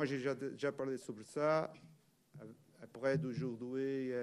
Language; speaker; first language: French; non-native, learner; Portuguese